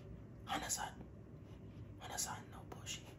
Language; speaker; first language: Japanese; non-native, learner; English